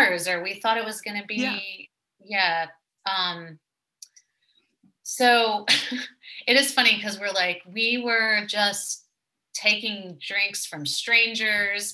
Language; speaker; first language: English; native; English